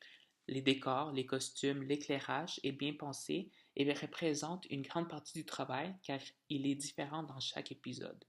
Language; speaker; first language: French; native; French